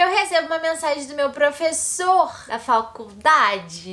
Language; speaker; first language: Portuguese; native; Portuguese